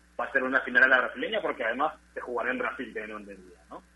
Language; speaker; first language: Spanish; native; Spanish